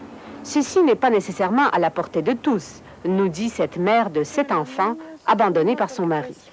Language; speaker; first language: French; native; French